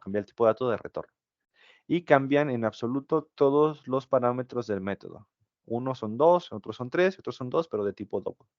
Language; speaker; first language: Spanish; native; Spanish